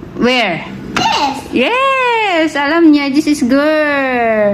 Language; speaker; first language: English; non-native, learner; Filipino